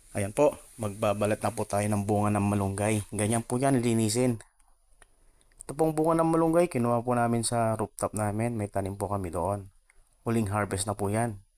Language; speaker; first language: Filipino; non-native, local second language; Iloko